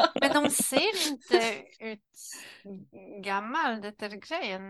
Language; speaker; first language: Swedish; non-native, learner; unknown